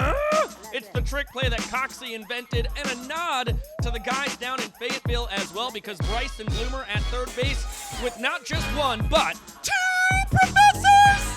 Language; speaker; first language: English; native; English